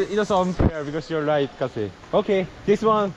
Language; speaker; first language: English; non-native, learner; Korean